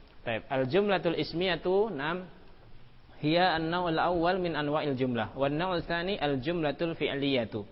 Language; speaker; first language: Arabic; non-native, fluent; Indonesian